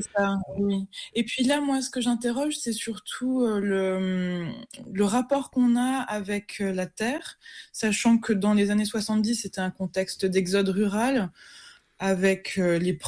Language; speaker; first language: French; native; French